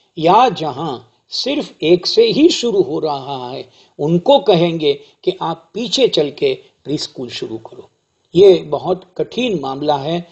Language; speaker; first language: Hindi; non-native, local second language; Gujarati